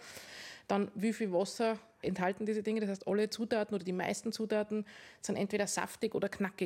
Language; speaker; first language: German; native; German